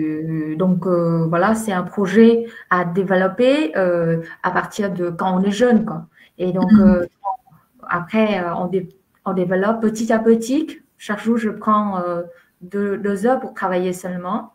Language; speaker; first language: French; non-native, fluent; Vietnamese